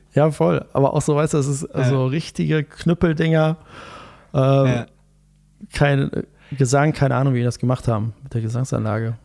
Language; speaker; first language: German; native; German